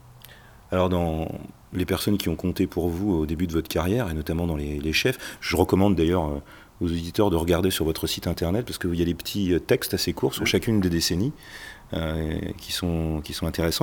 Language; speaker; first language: French; native; French